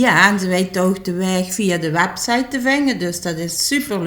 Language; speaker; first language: Dutch; native; Dutch